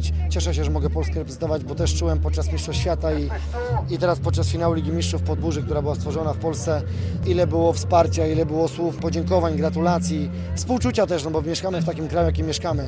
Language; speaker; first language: Polish; native; Polish